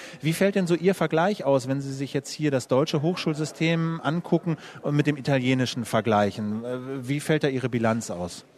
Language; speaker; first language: German; native; German